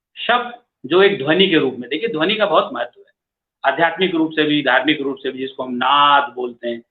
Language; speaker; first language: Hindi; native; Hindi